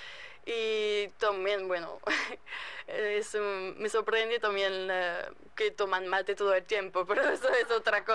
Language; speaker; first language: Spanish; non-native, fluent; French